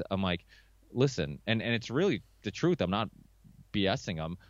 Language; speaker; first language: English; early bilingual, other home language; Portuguese